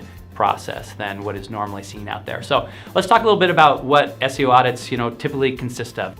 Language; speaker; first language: English; native; English